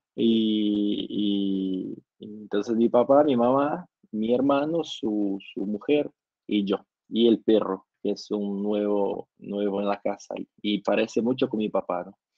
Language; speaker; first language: Spanish; non-native, learner; Portuguese